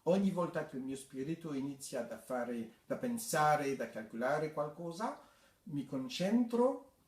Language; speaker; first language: Italian; non-native, fluent; French